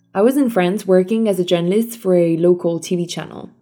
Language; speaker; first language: English; early bilingual, other home language; Armenian